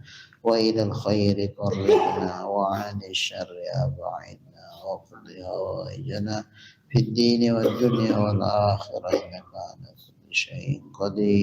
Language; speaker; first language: Indonesian; native; Indonesian